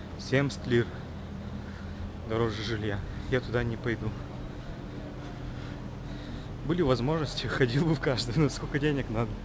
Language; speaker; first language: Russian; native; Russian